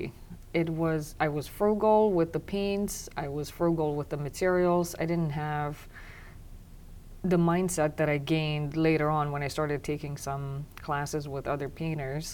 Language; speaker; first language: English; non-native, fluent; Romanian